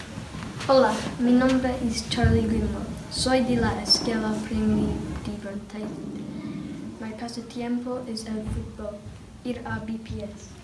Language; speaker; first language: Spanish; non-native, learner; English